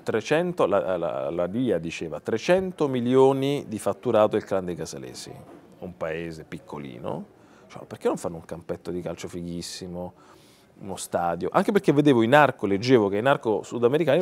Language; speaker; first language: Italian; native; Italian